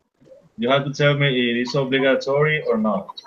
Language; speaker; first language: English; non-native, fluent; Spanish